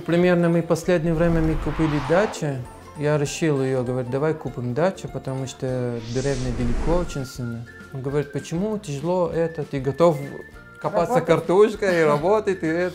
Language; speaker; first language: Russian; non-native, learner; Arabic